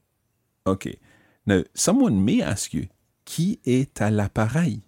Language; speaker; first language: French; non-native, fluent; English